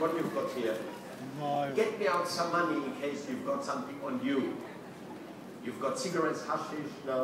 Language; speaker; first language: English; non-native, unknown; German